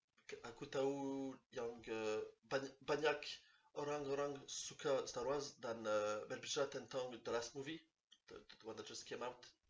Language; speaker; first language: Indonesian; non-native, learner; French